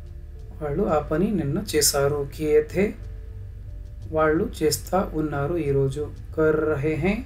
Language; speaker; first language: Hindi; non-native, learner; Telugu